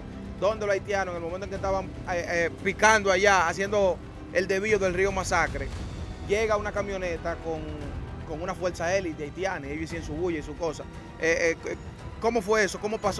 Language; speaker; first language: Spanish; native; Spanish